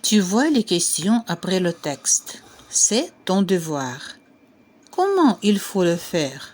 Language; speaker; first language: French; non-native, fluent; Ukrainian